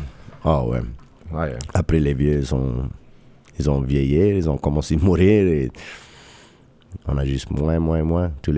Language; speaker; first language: French; non-native, local second language; English